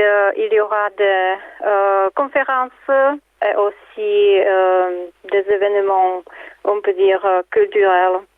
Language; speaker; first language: French; non-native, fluent; Czech